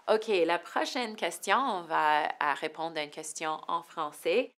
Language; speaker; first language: French; non-native, local second language; English